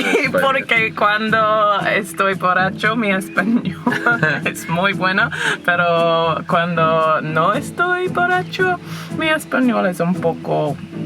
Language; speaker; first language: Spanish; non-native, learner; English